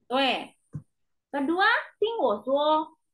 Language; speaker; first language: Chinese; non-native, fluent; Indonesian